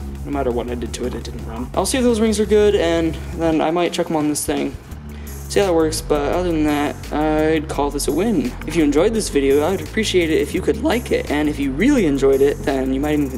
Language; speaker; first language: English; native; English